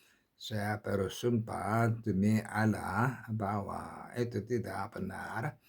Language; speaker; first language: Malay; non-native, learner; Korean